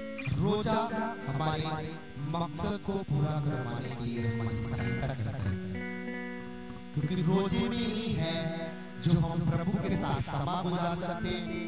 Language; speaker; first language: Hindi; non-native, local second language; Punjabi